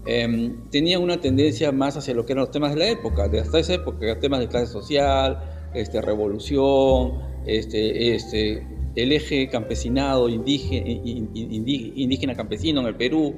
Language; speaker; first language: Spanish; native; Spanish